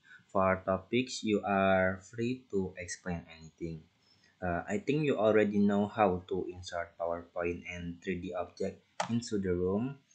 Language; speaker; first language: English; non-native, learner; Indonesian